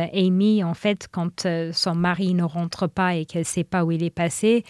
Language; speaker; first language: French; non-native, fluent; English